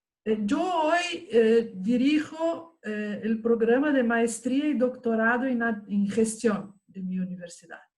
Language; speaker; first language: Spanish; non-native, fluent; Portuguese